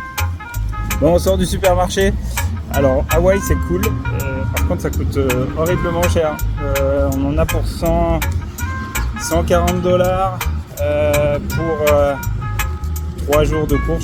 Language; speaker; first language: French; native; French